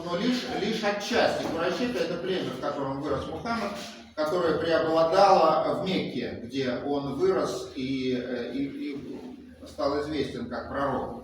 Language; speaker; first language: Russian; native; Russian